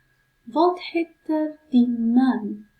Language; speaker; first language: Swedish; non-native, learner; Persian